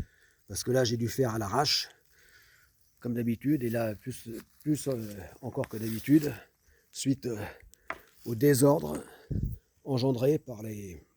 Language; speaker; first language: French; native; French